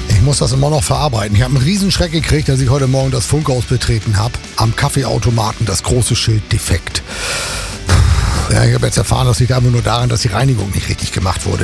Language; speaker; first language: German; native; German